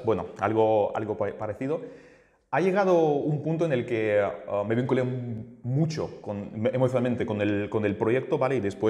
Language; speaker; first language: Spanish; native; Spanish